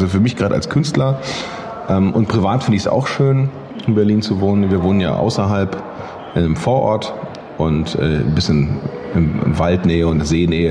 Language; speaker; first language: German; native; German